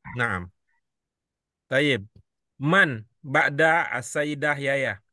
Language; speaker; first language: Arabic; non-native, learner; Indonesian